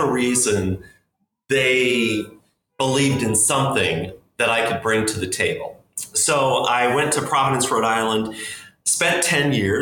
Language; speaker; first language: English; native; English